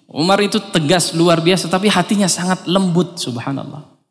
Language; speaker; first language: Indonesian; native; Indonesian